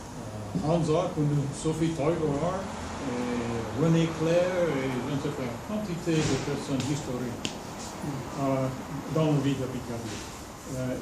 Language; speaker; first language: French; non-native, fluent; English